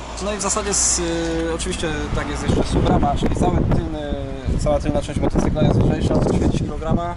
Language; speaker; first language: Polish; native; Polish